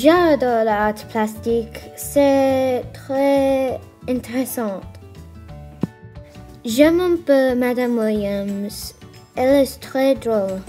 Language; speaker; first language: French; non-native, learner; English